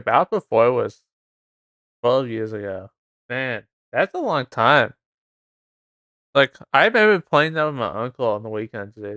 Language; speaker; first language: English; native; English